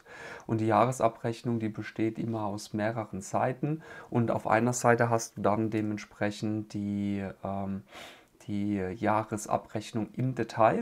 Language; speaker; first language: German; native; German